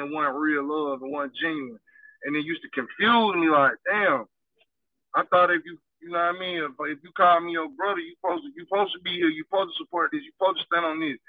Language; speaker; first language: English; native; English